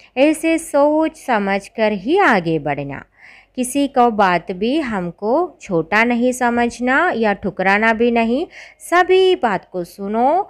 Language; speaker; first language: Hindi; non-native, local second language; Malayalam